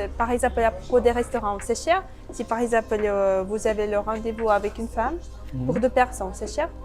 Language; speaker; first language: French; non-native, fluent; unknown